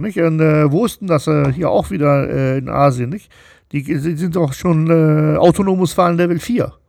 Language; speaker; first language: German; native; German